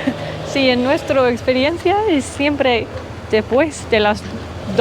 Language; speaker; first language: Spanish; non-native, learner; English